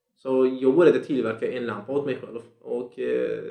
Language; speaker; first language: Swedish; non-native, fluent; Central Kurdish